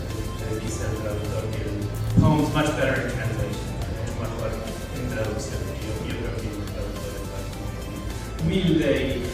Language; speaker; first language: Spanish; non-native, fluent; English